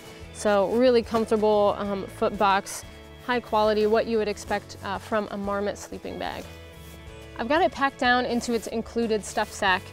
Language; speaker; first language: English; native; English